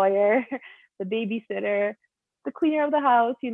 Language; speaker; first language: English; early bilingual, other home language; Albanian